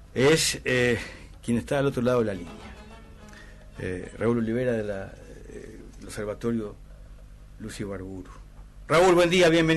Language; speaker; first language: Spanish; native; Spanish